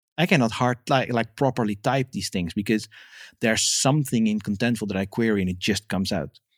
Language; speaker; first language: English; non-native, fluent; Dutch